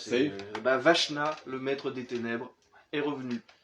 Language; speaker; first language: French; native; French